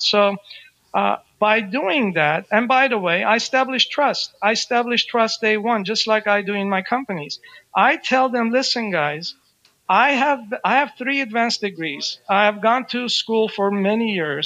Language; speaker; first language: English; non-native, fluent; Persian